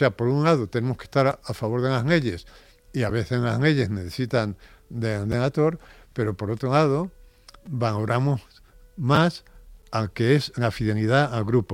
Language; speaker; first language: Spanish; native; Spanish